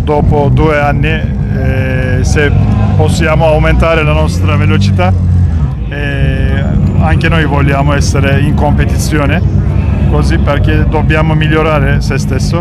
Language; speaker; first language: Italian; non-native, learner; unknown